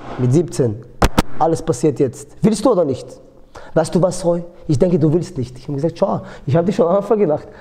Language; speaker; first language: German; early bilingual, other home language; Georgian